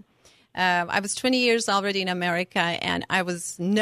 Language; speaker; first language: English; non-native, fluent; Serbian